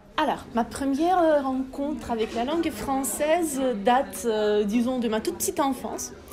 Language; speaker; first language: French; non-native, fluent; Russian